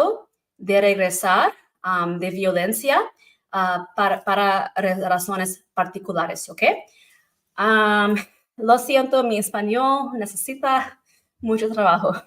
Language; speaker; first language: Spanish; non-native, learner; English